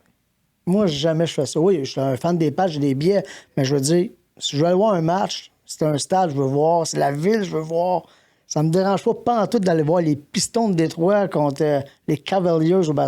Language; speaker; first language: French; native; French